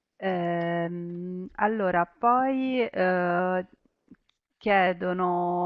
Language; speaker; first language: Italian; native; Italian